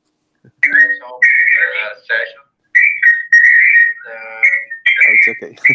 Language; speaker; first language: English; non-native, learner; Portuguese